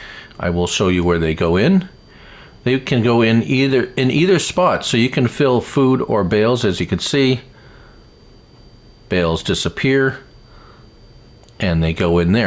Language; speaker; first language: English; native; English